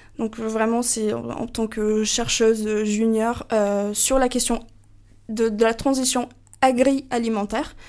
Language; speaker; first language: French; non-native, fluent; Portuguese